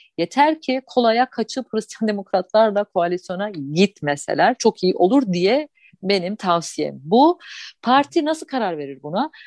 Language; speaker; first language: Turkish; early bilingual, heritage; Turkish